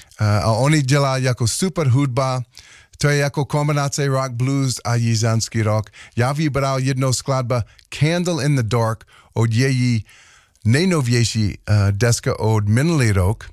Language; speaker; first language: Czech; non-native, learner; English